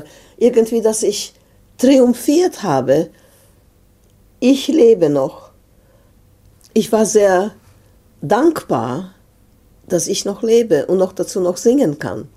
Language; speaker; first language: German; non-native, fluent; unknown